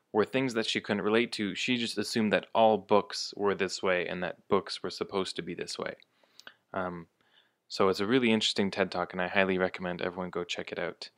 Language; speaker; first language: English; native; English